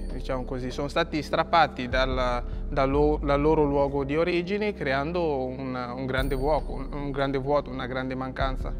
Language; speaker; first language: Italian; non-native, fluent; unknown